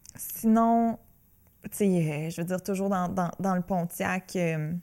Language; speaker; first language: French; native; French